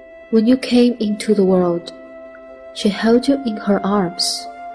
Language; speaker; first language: English; non-native, fluent; Chinese